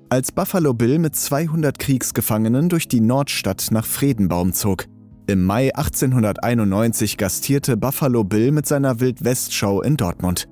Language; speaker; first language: German; native; German